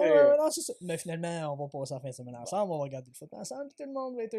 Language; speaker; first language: French; native; French